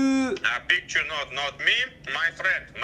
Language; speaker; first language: English; non-native, learner; Russian